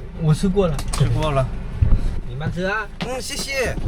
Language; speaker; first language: Chinese; non-native, learner; Vietnamese